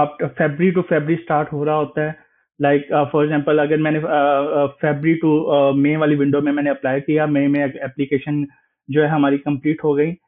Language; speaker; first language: English; non-native, local second language; Hindi